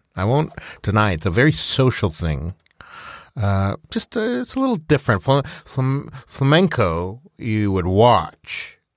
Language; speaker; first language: English; native; English